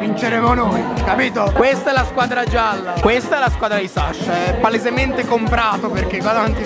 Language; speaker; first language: Italian; native; Italian